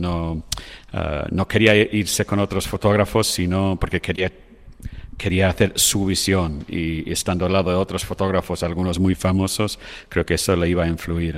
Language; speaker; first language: Spanish; non-native, fluent; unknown